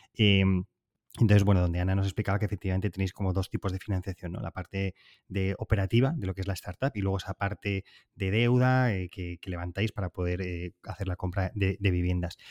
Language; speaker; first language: Spanish; native; Spanish